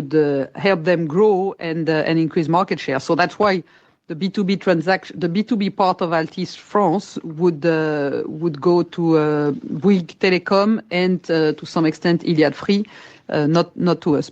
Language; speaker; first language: English; non-native, fluent; French